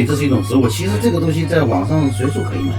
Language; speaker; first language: Chinese; native; Chinese